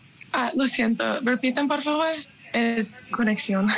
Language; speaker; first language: Spanish; non-native, learner; English